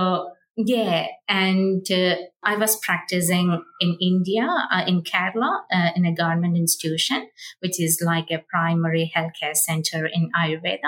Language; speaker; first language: English; non-native, local second language; Malayalam